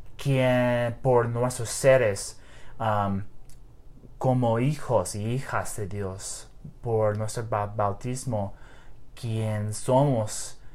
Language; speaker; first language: Spanish; non-native, learner; English